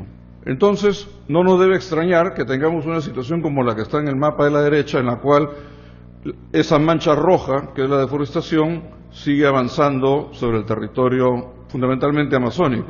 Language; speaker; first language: Spanish; native; Spanish